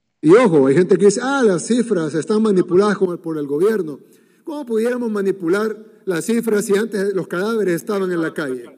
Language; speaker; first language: Spanish; native; Spanish